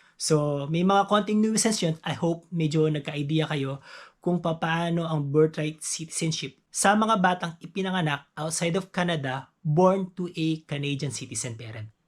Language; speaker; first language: Filipino; native; Filipino